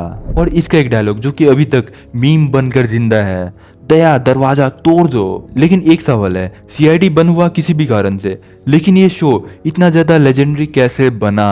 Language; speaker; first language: Hindi; non-native, local second language; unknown